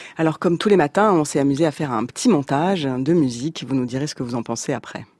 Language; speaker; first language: French; native; French